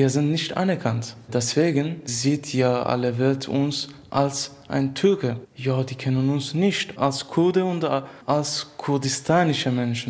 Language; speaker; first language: German; non-native, fluent; Kurdish